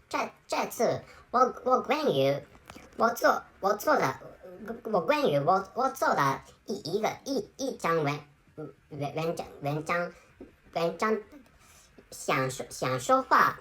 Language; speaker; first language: Chinese; non-native, learner; Japanese